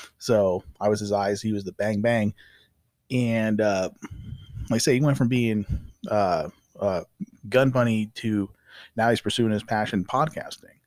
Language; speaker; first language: English; native; English